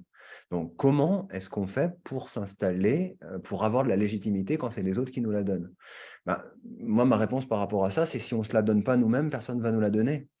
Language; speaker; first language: French; native; French